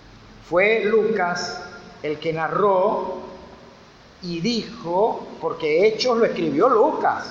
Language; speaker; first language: Spanish; native; Spanish